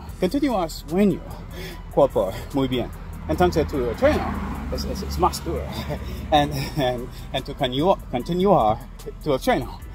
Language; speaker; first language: Spanish; non-native, learner; English